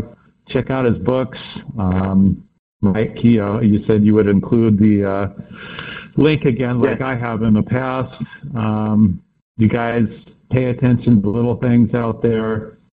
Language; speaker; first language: English; native; English